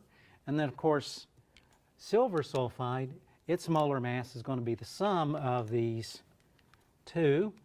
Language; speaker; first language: English; native; English